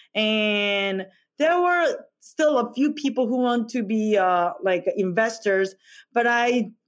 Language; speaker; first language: English; non-native, fluent; Korean